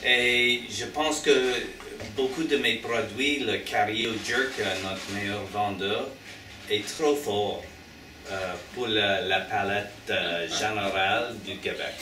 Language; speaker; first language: French; non-native, learner; English